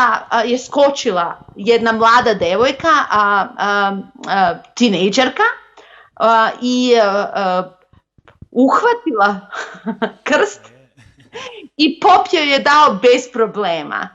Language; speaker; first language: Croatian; non-native, local second language; Macedonian